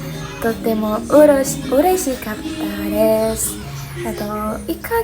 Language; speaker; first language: Japanese; non-native, learner; Indonesian